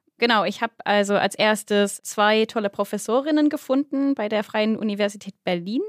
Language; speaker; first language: German; non-native, fluent; English